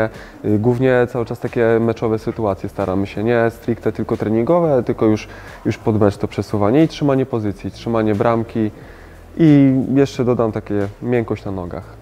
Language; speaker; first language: Polish; native; Polish